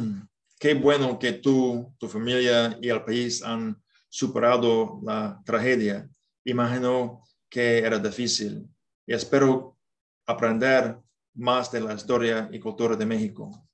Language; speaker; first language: Spanish; non-native, fluent; English